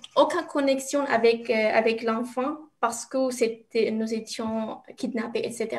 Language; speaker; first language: French; non-native, learner; Arabic